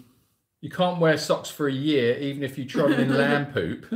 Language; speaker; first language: English; native; English